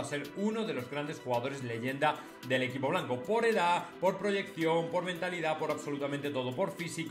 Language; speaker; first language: Spanish; native; Spanish